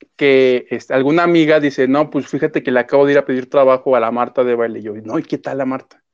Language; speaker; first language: Spanish; native; Spanish